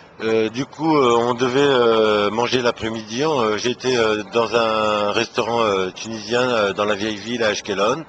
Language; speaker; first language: French; non-native, fluent; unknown